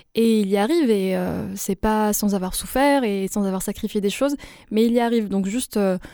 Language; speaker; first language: French; non-native, local second language; Arabic